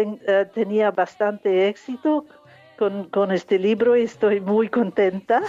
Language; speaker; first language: Spanish; non-native, fluent; English